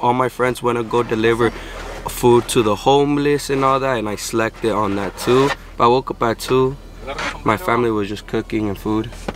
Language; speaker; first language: English; early bilingual, other home language; Spanish